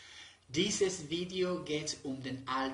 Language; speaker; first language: German; non-native, fluent; Spanish